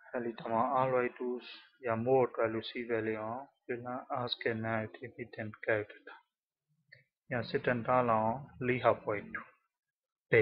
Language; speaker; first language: Finnish; non-native, learner; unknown